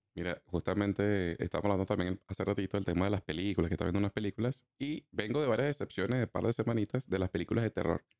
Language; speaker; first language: Spanish; native; Spanish